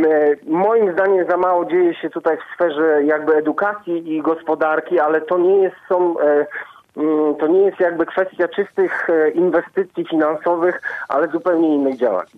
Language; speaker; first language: Polish; native; Polish